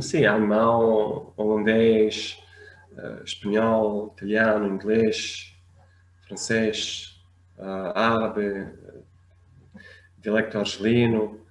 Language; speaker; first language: Portuguese; non-native, fluent; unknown